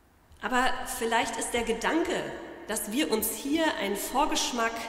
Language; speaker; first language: German; native; German